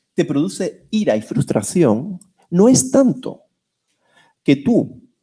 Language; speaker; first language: Spanish; native; Spanish